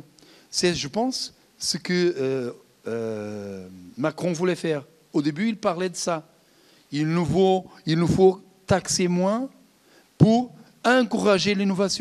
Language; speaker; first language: French; non-native, fluent; Portuguese